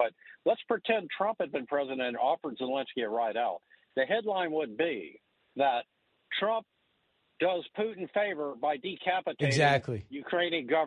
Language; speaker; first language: English; native; English